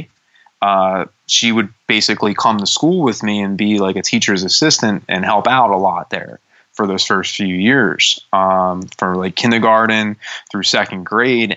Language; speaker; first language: English; native; English